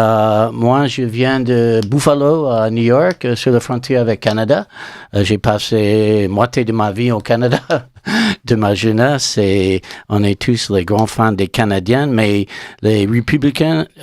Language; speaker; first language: French; non-native, learner; English